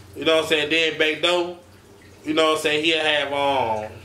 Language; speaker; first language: English; native; English